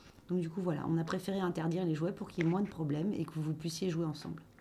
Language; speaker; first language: French; native; French